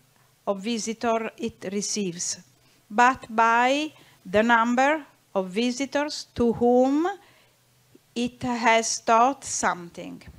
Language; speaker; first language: English; non-native, learner; Italian